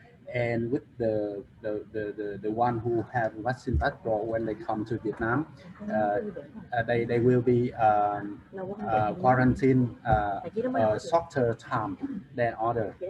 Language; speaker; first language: English; non-native, learner; Vietnamese